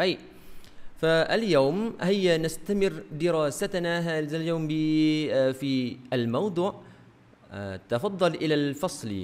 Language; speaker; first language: Arabic; non-native, fluent; Malay